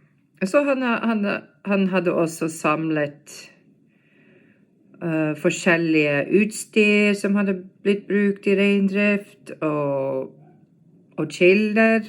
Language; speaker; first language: Norwegian; non-native, fluent; English